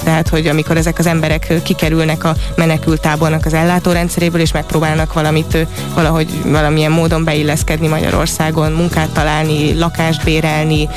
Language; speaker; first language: Hungarian; native; Hungarian